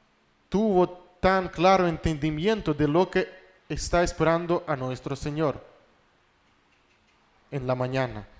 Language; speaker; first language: Spanish; non-native, fluent; Russian